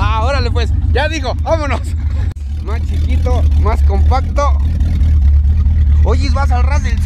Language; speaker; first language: Spanish; native; Spanish